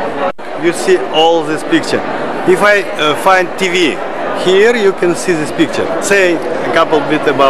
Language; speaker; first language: English; non-native, learner; Russian